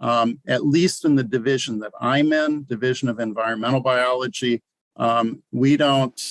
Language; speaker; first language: English; native; English